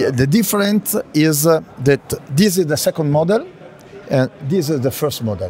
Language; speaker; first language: English; non-native, learner; Italian